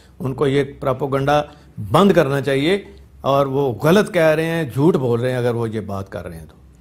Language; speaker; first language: Urdu; non-native, local second language; Punjabi